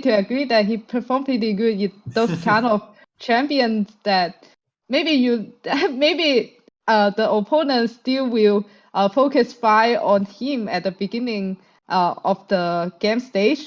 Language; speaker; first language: English; non-native, fluent; Chinese